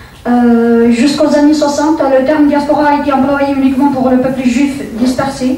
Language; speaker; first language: French; non-native, fluent; Uyghur